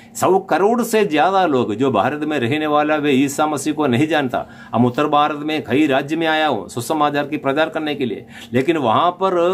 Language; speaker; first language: Hindi; non-native, local second language; Malayalam